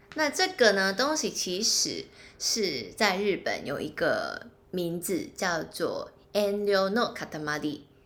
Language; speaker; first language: Chinese; non-native, local second language; Cantonese